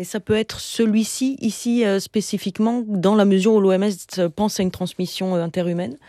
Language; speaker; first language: French; native; French